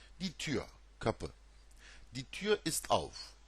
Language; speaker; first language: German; non-native, fluent; Turkish